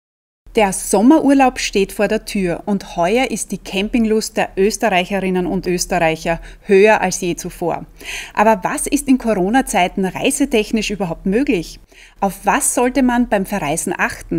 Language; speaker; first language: German; native; German